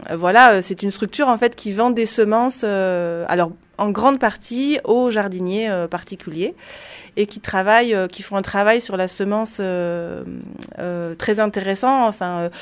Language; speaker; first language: French; native; French